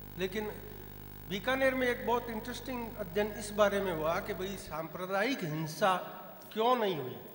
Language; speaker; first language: Hindi; non-native, local second language; Rajasthani